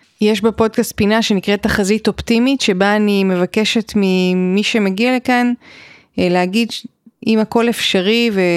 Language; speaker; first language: Hebrew; native; Hebrew